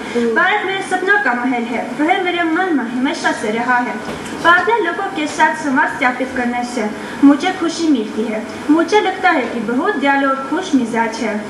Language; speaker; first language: Hindi; non-native, learner; Armenian